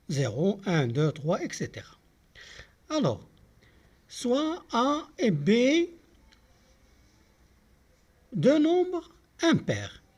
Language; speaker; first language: French; non-native, local second language; Arabic